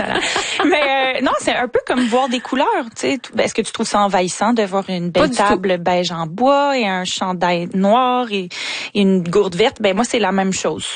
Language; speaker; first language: French; native; French